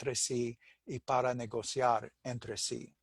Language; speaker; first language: Spanish; non-native, fluent; English